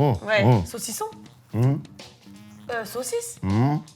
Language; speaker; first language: French; native; French